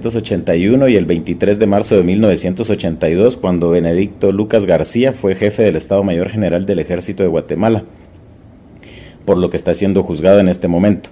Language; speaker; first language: Spanish; native; Spanish